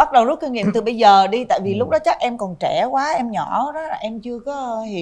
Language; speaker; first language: Vietnamese; native; Vietnamese